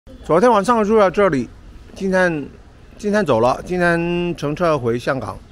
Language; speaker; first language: Chinese; non-native, local second language; Cantonese